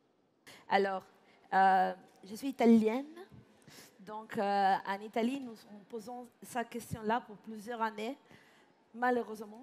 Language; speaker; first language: French; non-native, fluent; Italian